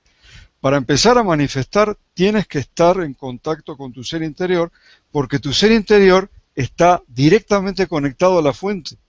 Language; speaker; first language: Spanish; native; Spanish